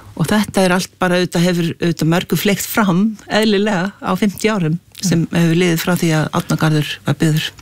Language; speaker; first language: Icelandic; native; Icelandic